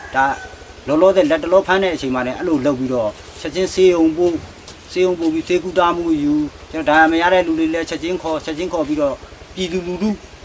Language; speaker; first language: Burmese; native; Burmese